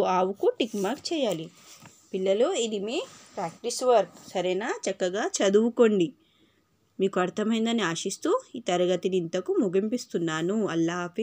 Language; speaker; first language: Telugu; non-native, local second language; Urdu